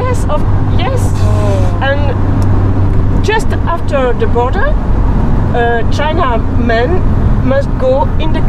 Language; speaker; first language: English; non-native, learner; French